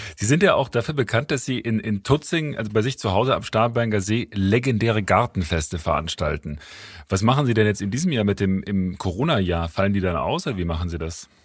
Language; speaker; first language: German; native; German